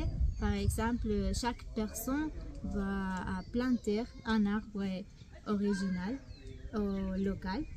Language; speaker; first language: French; non-native, learner; Spanish